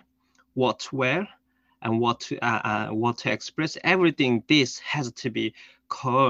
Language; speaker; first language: English; non-native, fluent; Korean